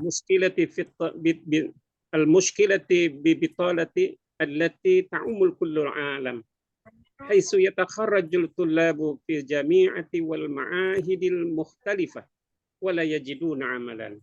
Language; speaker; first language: Arabic; non-native, learner; Indonesian